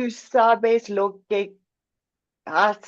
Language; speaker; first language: Spanish; non-native, learner; English